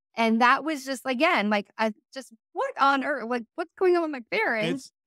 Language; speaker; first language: English; native; English